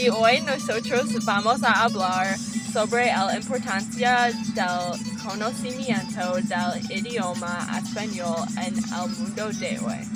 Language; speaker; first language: Spanish; non-native, learner; English